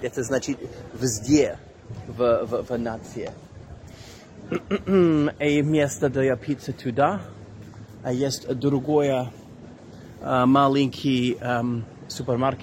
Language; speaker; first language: Russian; non-native, learner; English